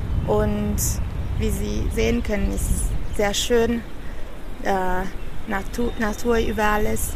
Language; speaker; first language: German; non-native, fluent; Italian